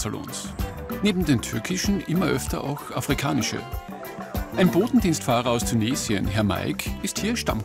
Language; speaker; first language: German; native; German